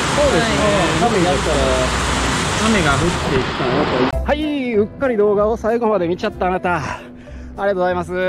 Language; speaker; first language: Japanese; native; Japanese